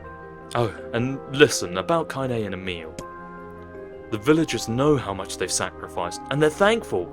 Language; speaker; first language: English; native; English